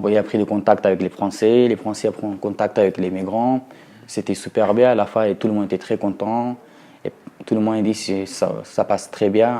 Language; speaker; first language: French; non-native, learner; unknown